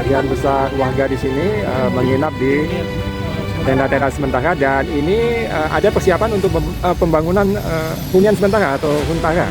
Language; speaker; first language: Indonesian; non-native, local second language; Achinese